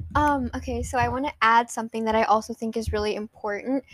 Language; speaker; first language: English; early bilingual, other home language; Hindi